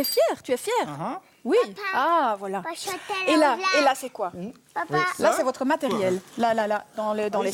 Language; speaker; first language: French; native; French